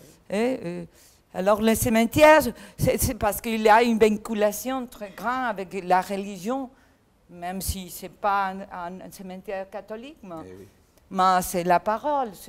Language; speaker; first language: French; non-native, learner; Catalan